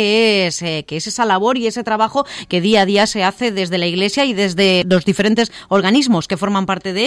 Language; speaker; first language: Spanish; native; Spanish